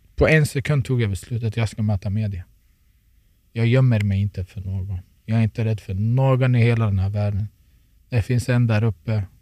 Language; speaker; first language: Swedish; early bilingual, other home language; Turoyo